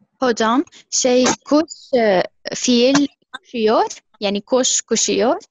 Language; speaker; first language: Turkish; non-native, learner; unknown